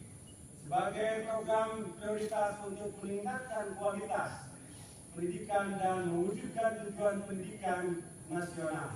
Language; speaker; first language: Indonesian; native; Indonesian